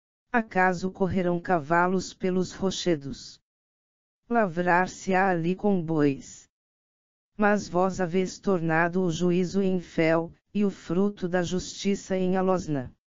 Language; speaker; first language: Portuguese; native; Portuguese